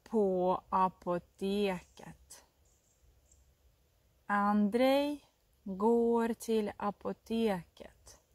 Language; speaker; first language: Swedish; non-native, fluent; Russian